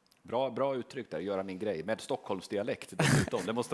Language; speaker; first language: Swedish; native; Swedish